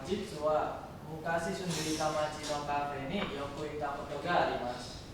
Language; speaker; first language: Japanese; non-native, learner; Indonesian